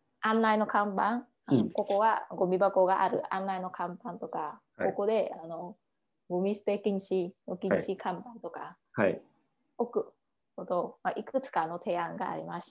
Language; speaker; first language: Japanese; non-native, learner; Vietnamese